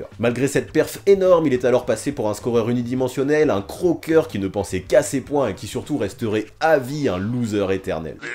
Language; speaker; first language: French; native; French